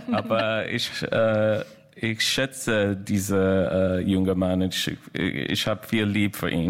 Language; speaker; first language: German; non-native, learner; English